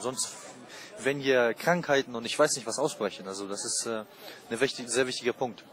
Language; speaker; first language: German; early bilingual, other home language; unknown